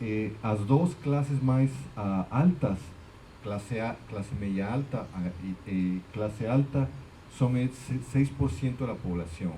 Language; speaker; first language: Portuguese; non-native, fluent; Spanish